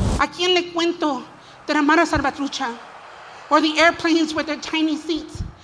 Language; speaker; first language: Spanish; early bilingual, heritage; Spanish